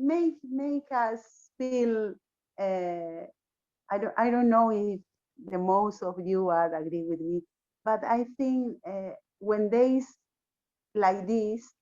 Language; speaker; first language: English; non-native, learner; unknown